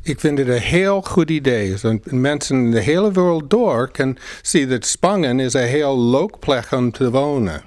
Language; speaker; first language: Dutch; non-native, learner; English